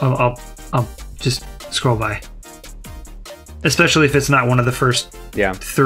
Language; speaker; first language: English; native; English